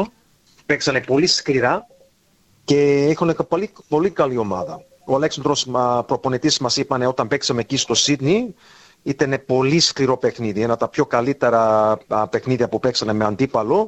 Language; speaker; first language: Greek; early bilingual, heritage; English